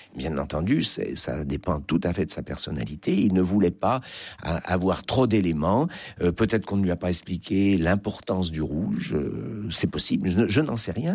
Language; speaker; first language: French; native; French